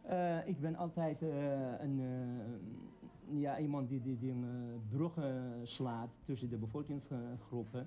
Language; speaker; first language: Dutch; non-native, fluent; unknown